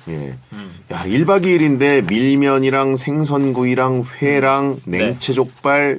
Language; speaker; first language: Korean; native; Korean